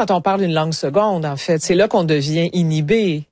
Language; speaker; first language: French; native; French